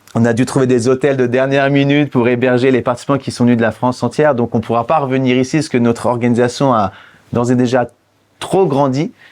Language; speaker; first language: French; native; French